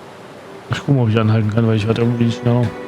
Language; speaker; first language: German; native; German